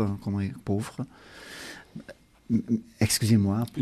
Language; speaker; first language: French; non-native, learner; Hungarian